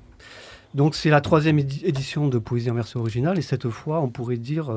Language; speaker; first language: French; native; French